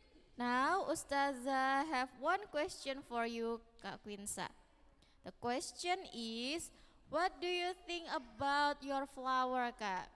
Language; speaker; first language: English; non-native, learner; Indonesian